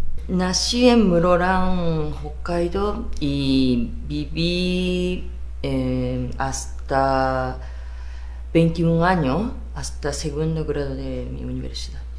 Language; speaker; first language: Spanish; non-native, fluent; Japanese